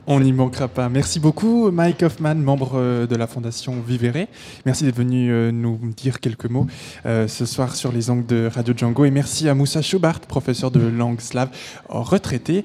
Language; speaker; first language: French; native; French